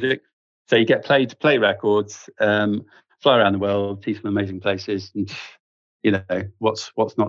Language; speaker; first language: English; native; English